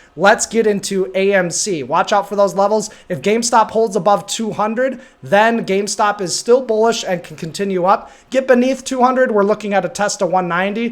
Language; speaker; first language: English; native; English